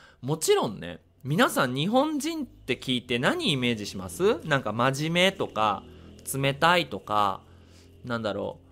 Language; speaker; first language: Japanese; native; Japanese